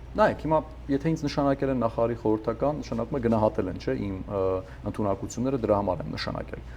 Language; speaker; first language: Armenian; native; Armenian